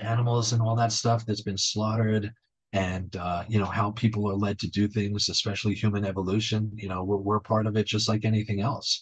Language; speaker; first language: English; native; English